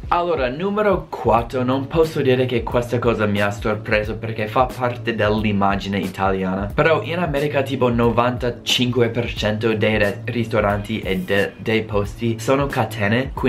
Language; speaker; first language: Italian; non-native, fluent; English